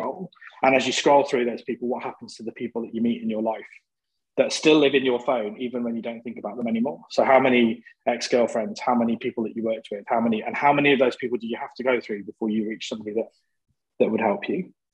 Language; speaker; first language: English; native; English